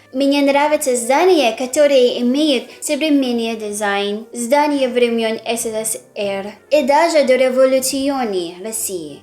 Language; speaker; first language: Russian; non-native, fluent; Filipino